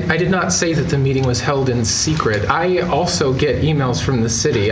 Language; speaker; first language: English; native; English